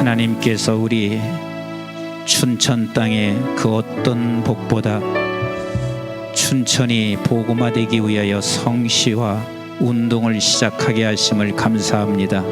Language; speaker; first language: Korean; native; Korean